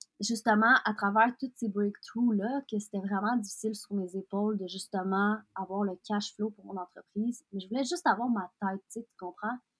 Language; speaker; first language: French; early bilingual, other home language; Russian